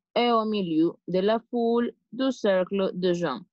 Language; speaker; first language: French; non-native, fluent; Spanish